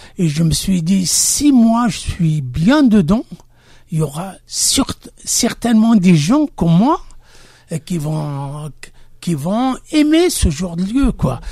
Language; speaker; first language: French; non-native, local second language; Kabyle